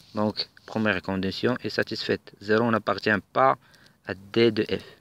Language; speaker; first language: French; non-native, local second language; Arabic